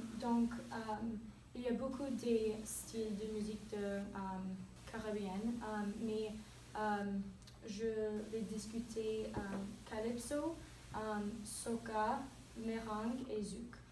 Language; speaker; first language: French; non-native, learner; English